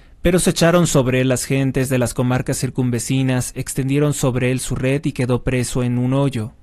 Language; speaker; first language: Spanish; native; Spanish